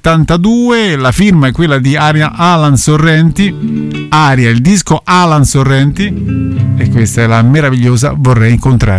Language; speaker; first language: Italian; native; Italian